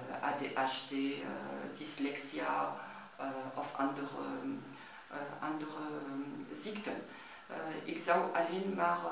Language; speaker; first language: Dutch; non-native, learner; French